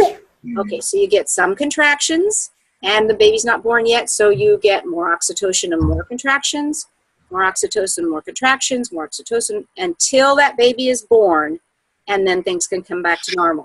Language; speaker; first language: English; native; English